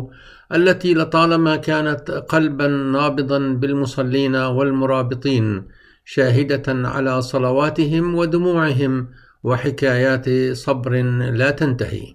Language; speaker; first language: Arabic; native; Arabic